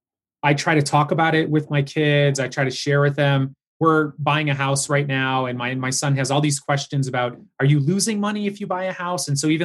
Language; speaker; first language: English; native; English